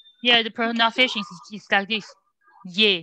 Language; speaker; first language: English; non-native, learner; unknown